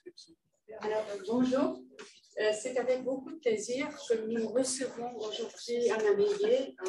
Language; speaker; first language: French; non-native, fluent; Dutch